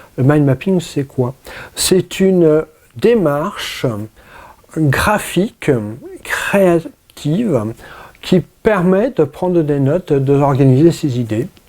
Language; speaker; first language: French; early bilingual, other home language; English